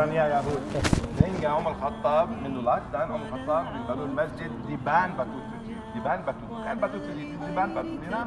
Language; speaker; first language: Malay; non-native, learner; Arabic